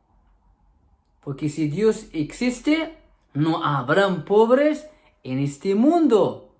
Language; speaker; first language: Spanish; non-native, fluent; Arabic